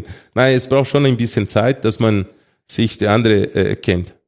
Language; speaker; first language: German; non-native, fluent; Portuguese